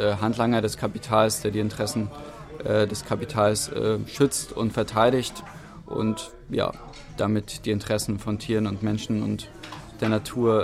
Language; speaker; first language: German; native; German